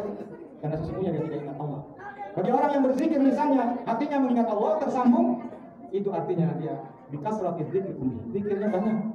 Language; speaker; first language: Indonesian; native; Indonesian